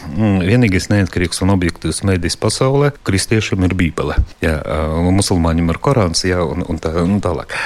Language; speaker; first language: Latvian; non-native, local second language; Russian